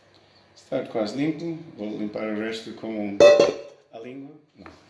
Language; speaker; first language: Portuguese; early bilingual, heritage; Portuguese